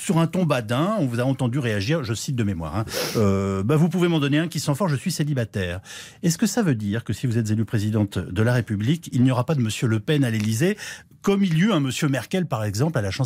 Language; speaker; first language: French; native; French